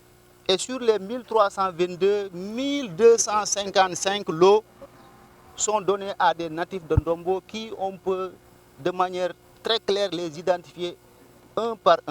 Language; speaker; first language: French; non-native, local second language; Wolof